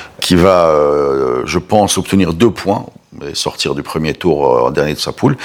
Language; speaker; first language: French; non-native, local second language; Arabic